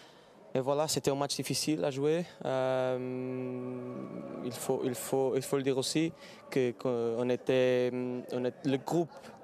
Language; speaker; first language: French; non-native, fluent; Portuguese